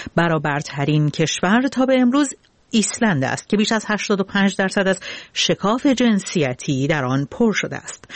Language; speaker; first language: Persian; native; Persian